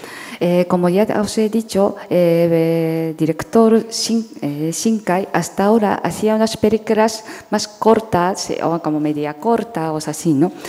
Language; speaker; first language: Spanish; non-native, fluent; Japanese